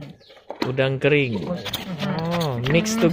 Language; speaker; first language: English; non-native, learner; Indonesian